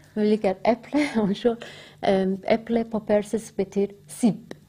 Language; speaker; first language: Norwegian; non-native, learner; Persian